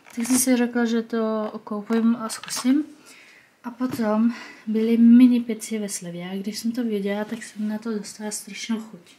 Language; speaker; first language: Czech; early bilingual, heritage; Czech